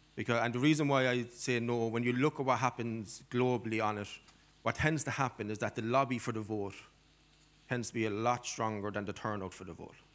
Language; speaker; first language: English; native; English